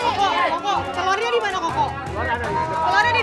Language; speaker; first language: Indonesian; native; Indonesian